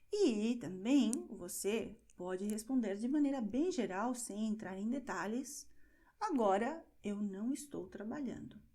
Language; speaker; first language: Portuguese; non-native, fluent; Spanish